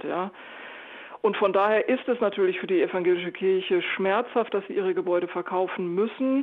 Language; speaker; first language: German; native; German